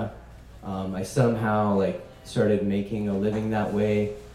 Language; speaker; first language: English; native; English